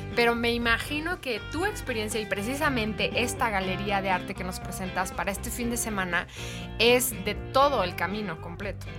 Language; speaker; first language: Spanish; native; Spanish